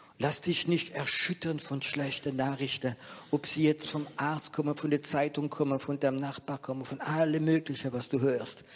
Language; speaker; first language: German; non-native, fluent; French